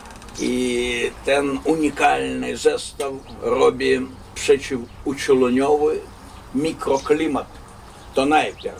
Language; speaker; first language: Polish; non-native, fluent; Russian